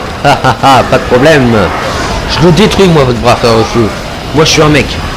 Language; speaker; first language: French; native; French